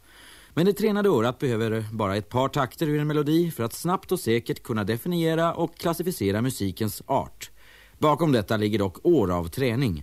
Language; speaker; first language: Swedish; native; Swedish